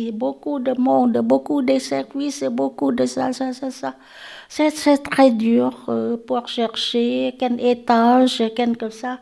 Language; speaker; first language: French; non-native, learner; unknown